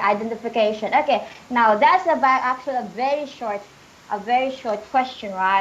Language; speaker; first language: English; non-native, fluent; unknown